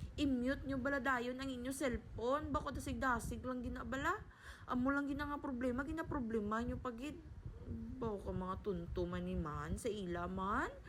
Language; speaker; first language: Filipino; non-native, local second language; Hiligaynon